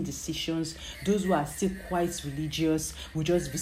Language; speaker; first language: English; non-native, local second language; Yoruba